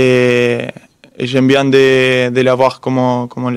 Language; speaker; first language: French; non-native, fluent; Spanish